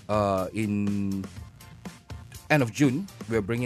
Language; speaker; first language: English; non-native, local second language; Malay